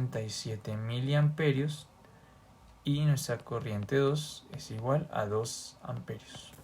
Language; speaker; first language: Spanish; native; Spanish